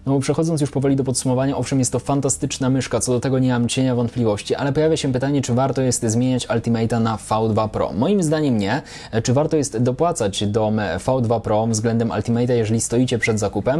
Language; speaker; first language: Polish; native; Polish